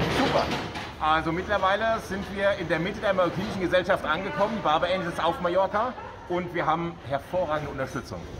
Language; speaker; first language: German; native; German